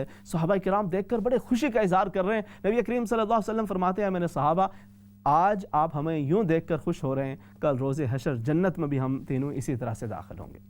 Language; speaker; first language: Urdu; native; Urdu